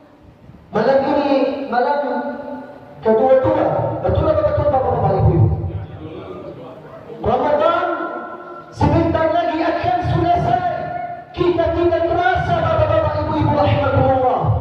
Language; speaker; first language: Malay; non-native, fluent; Arabic